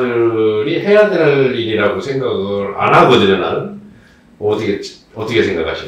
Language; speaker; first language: Korean; native; Korean